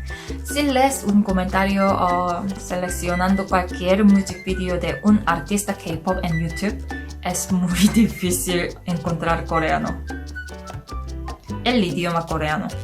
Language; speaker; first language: Spanish; non-native, learner; Korean